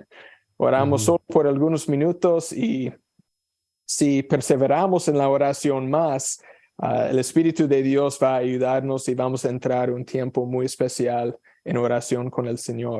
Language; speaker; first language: Spanish; non-native, fluent; English